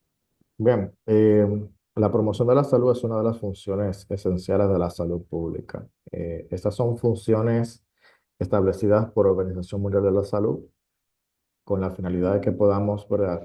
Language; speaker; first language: Spanish; native; Spanish